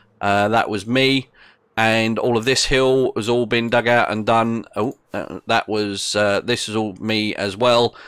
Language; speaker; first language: English; native; English